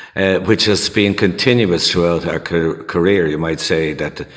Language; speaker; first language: English; native; English